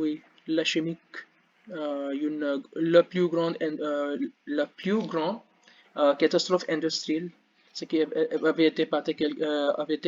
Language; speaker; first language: French; non-native, learner; Hindi